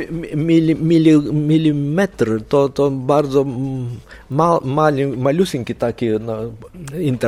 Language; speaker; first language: Polish; non-native, learner; Lithuanian